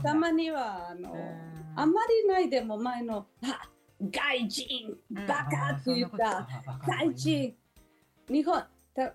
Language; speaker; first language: Japanese; non-native, learner; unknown